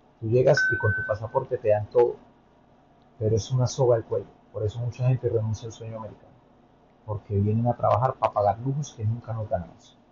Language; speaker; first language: Spanish; native; Spanish